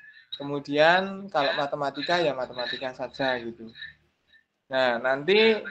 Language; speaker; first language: Indonesian; native; Indonesian